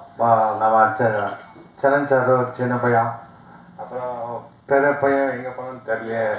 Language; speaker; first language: Tamil; non-native, learner; Kannada